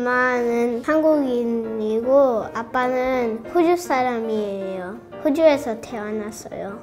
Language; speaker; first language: Korean; early bilingual, heritage; English